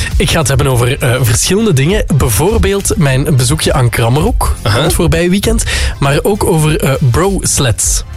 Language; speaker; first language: Dutch; native; Dutch